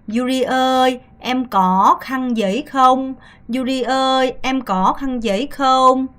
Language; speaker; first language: Vietnamese; non-native, fluent; Korean